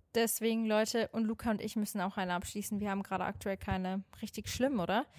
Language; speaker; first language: German; non-native, fluent; Portuguese